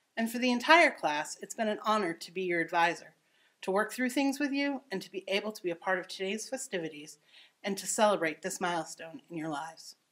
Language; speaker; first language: English; native; English